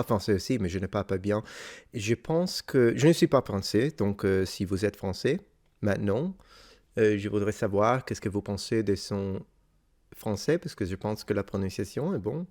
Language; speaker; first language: French; non-native, learner; Italian